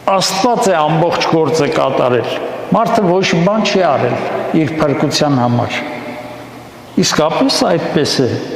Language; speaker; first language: Armenian; native; Armenian